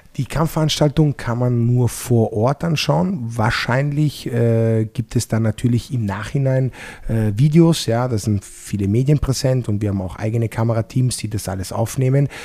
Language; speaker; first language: German; non-native, fluent; Italian